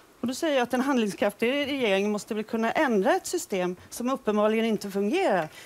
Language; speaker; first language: Swedish; native; Swedish